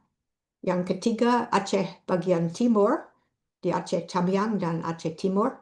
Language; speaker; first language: Indonesian; non-native, fluent; English